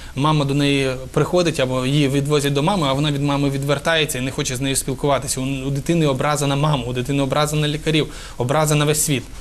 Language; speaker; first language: Ukrainian; native; Ukrainian